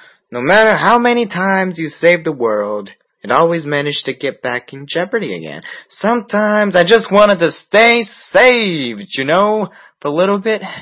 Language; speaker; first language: English; non-native, fluent; Chinese